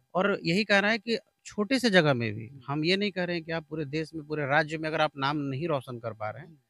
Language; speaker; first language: Hindi; native; Hindi